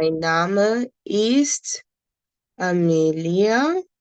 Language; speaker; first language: German; non-native, fluent; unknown